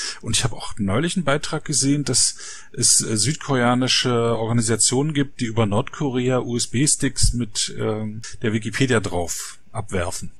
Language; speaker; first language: German; native; German